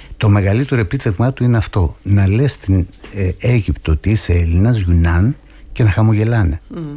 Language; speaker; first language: Greek; native; Greek